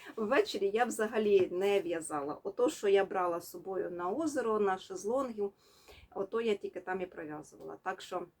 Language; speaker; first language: Ukrainian; native; Ukrainian